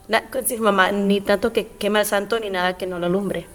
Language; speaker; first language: Spanish; early bilingual, other home language; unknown